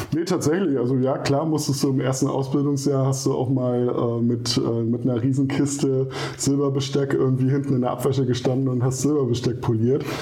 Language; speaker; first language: German; native; German